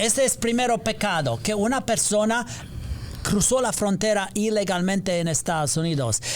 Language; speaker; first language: Spanish; non-native, learner; English